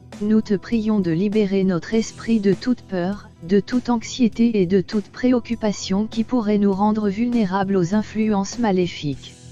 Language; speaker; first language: French; native; French